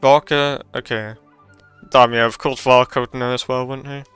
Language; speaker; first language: English; native; English